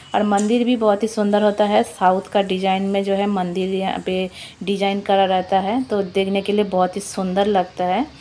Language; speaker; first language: Hindi; non-native, local second language; Odia